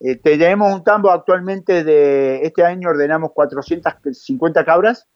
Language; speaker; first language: Spanish; native; Spanish